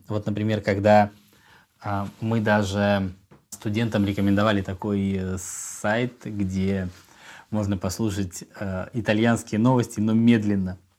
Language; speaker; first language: Russian; native; Russian